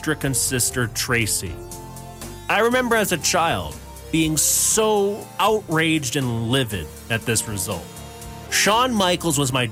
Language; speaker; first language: English; native; English